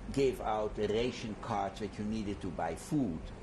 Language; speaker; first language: English; non-native, fluent; Dutch